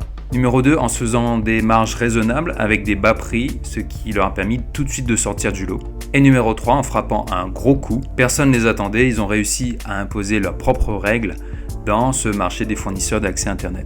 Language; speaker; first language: French; native; French